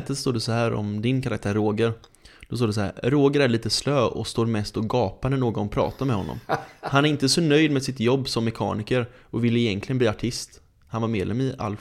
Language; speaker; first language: Swedish; native; Swedish